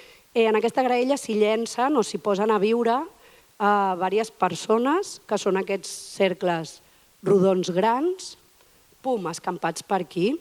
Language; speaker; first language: Catalan; native; Catalan